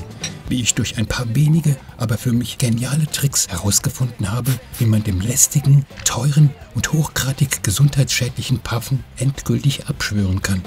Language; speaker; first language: German; native; German